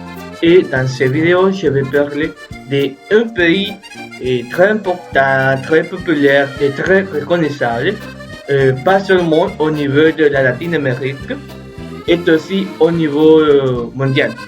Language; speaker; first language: French; non-native, learner; Spanish